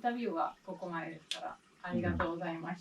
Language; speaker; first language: Japanese; non-native, learner; English